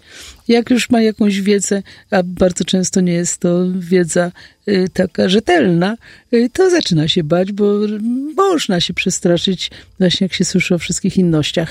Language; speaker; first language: Polish; native; Polish